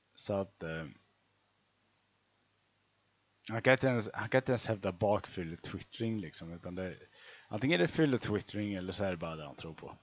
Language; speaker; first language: Swedish; native; Swedish